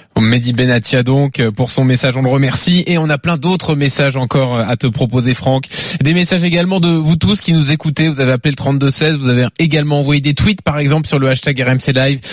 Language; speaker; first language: French; native; French